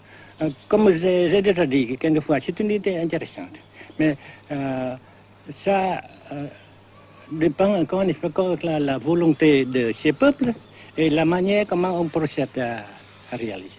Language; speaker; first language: French; non-native, local second language; Vietnamese